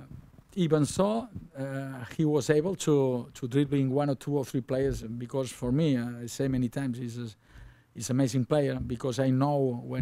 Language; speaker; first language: English; non-native, learner; Spanish